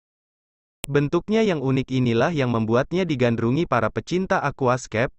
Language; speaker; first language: Indonesian; native; Indonesian